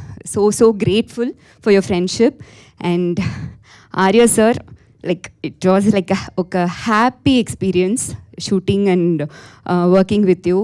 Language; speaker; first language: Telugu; non-native, local second language; Tamil